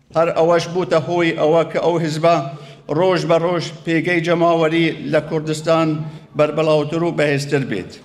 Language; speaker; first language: Central Kurdish; native; Central Kurdish